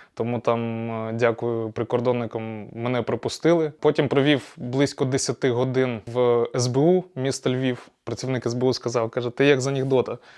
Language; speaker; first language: Ukrainian; non-native, local second language; Russian